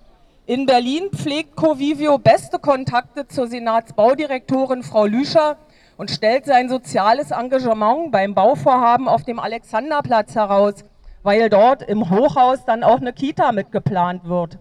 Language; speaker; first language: German; native; German